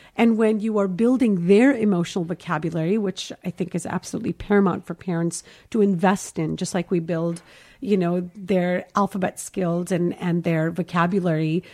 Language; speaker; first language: English; early bilingual, heritage; Hindi